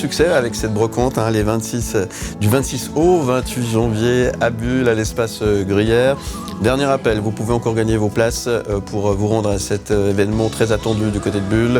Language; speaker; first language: French; native; French